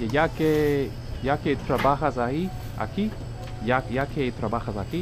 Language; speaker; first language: Spanish; non-native, learner; English